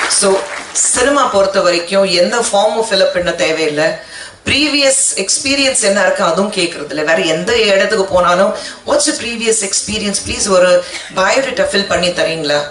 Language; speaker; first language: Tamil; non-native, fluent; Hindi